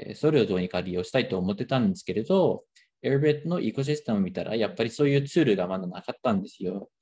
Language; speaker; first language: Japanese; non-native, fluent; English